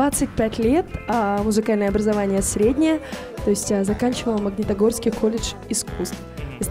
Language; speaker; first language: Russian; native; Russian